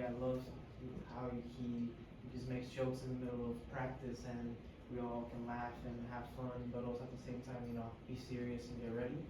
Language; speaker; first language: English; early bilingual, other home language; Spanish